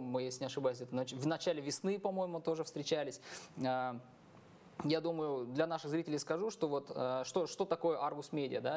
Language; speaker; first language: Russian; native; Russian